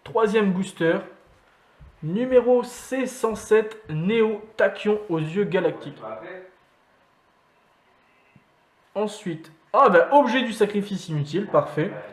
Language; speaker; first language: French; native; French